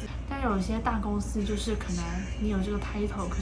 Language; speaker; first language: Chinese; native; Chinese